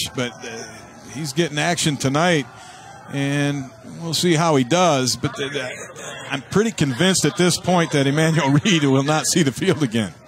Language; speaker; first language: English; native; English